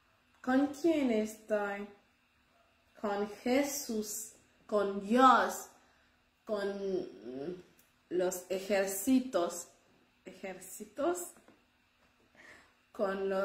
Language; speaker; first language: Spanish; non-native, learner; Haitian Creole